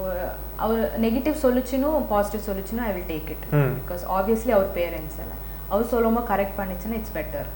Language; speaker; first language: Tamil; non-native, learner; Kannada